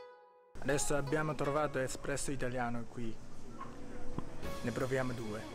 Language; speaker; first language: Italian; non-native, learner; Japanese